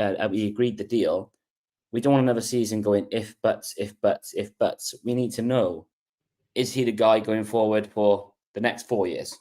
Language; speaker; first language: English; native; English